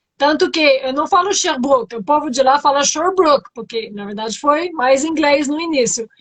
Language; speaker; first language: Portuguese; non-native, fluent; French